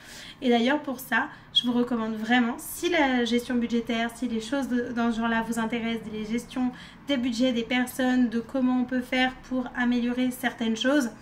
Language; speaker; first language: French; native; French